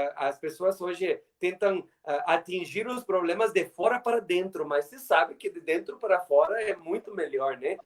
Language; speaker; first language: Portuguese; non-native, fluent; Spanish